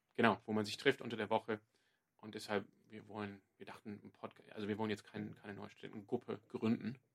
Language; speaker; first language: German; non-native, fluent; English